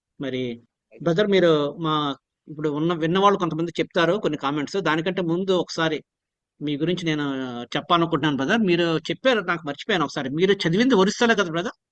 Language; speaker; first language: Telugu; native; Telugu